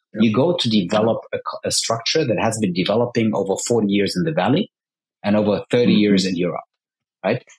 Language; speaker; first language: English; early bilingual, heritage; Arabic